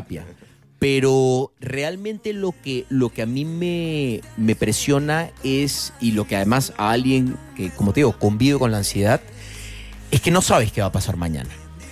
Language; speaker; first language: Spanish; native; Spanish